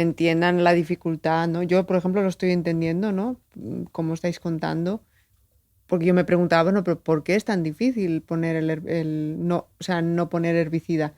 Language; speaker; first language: Spanish; native; Spanish